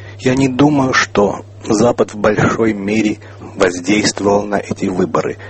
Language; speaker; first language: Russian; non-native, local second language; Armenian